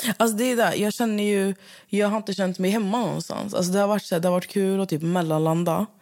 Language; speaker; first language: Swedish; native; Swedish